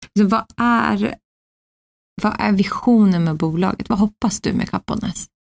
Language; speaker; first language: Swedish; early bilingual, other home language; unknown